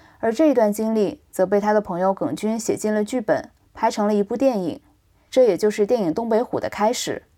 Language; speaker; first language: Chinese; native; Chinese